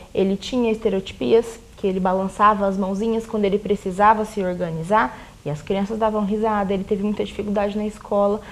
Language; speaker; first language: Portuguese; native; Portuguese